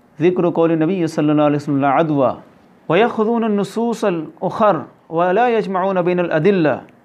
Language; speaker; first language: Arabic; non-native, fluent; Urdu